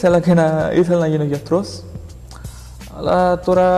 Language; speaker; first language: Greek; non-native, learner; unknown